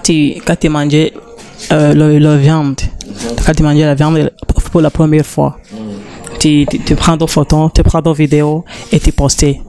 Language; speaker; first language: French; non-native, learner; Rundi